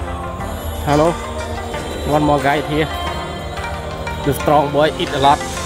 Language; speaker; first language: English; non-native, learner; Vietnamese